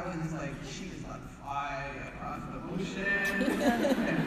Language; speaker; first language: English; native; English